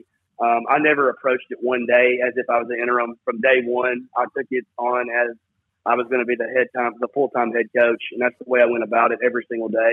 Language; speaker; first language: English; native; English